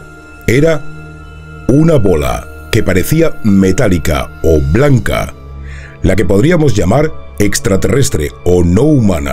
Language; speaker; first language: Spanish; native; Spanish